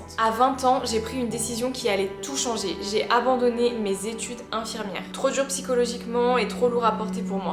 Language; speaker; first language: French; native; French